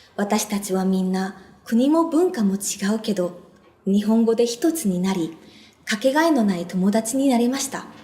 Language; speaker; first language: Japanese; non-native, fluent; Korean